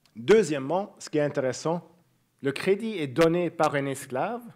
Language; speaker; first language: French; native; French